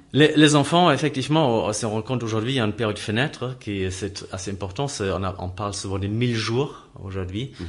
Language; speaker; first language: French; non-native, fluent; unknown